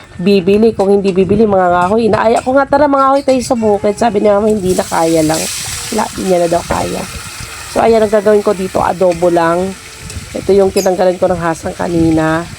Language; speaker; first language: Filipino; non-native, local second language; Cebuano